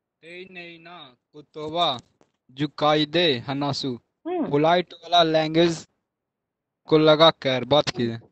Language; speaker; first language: Japanese; non-native, learner; Hindi